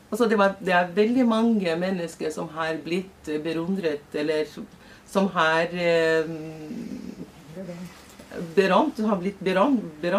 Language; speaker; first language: Norwegian; non-native, fluent; Portuguese